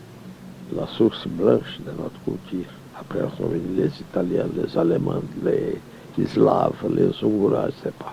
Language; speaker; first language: French; non-native, fluent; Portuguese